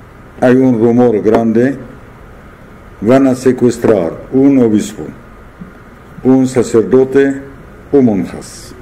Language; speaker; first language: Spanish; non-native, fluent; Arabic